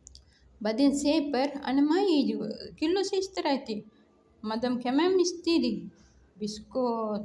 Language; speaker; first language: Arabic; non-native, learner; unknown